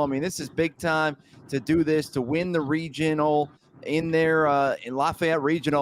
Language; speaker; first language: English; native; English